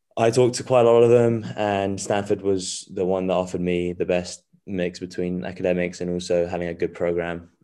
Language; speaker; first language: English; native; English